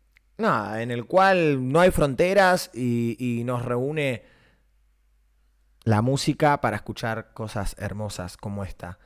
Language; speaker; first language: Spanish; native; Spanish